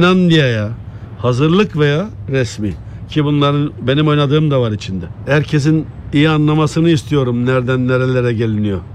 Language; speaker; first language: Turkish; native; Turkish